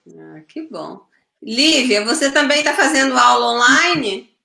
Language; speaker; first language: Portuguese; native; Portuguese